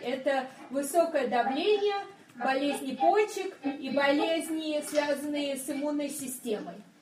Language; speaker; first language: Russian; native; Russian